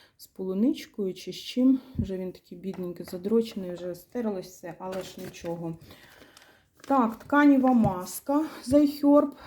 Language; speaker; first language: Ukrainian; non-native, local second language; Russian